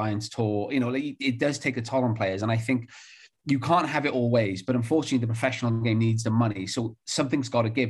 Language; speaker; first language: English; native; English